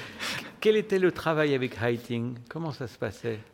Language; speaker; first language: French; native; French